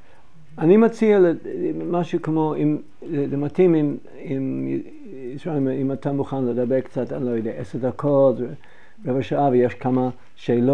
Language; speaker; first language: Hebrew; non-native, learner; English